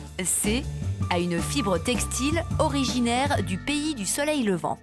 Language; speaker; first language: French; native; French